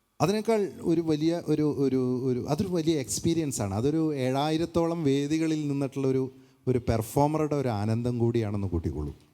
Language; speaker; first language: Malayalam; native; Malayalam